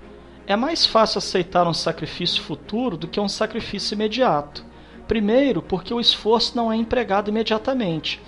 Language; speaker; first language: Portuguese; native; Portuguese